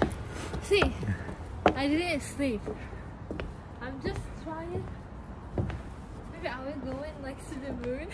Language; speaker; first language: English; non-native, fluent; Arabic